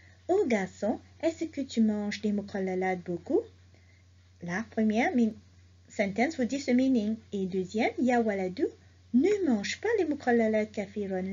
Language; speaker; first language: French; non-native, local second language; Morisyen